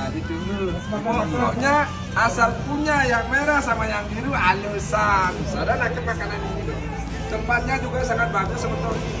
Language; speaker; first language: Indonesian; non-native, local second language; Balinese